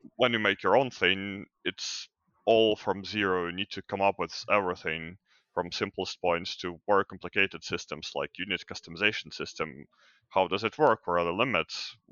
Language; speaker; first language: English; non-native, fluent; Ukrainian